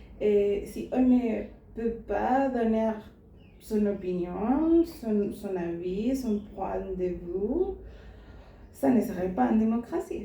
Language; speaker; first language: French; non-native, learner; Spanish